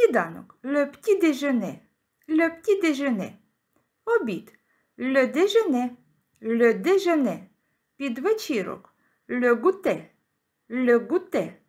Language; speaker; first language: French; non-native, fluent; Ukrainian